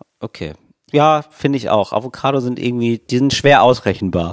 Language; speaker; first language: German; native; German